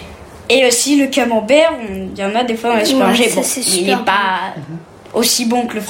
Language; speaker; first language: French; early bilingual, heritage; French